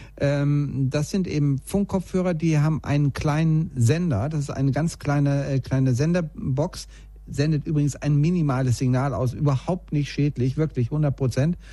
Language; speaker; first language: German; native; German